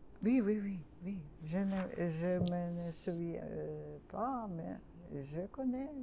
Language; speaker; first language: French; non-native, learner; Russian